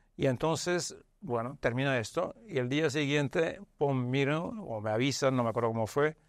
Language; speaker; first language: Spanish; non-native, fluent; Arabic